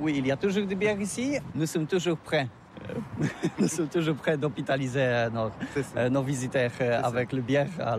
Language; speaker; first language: French; non-native, learner; Polish